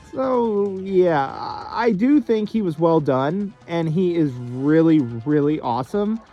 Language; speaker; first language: English; native; English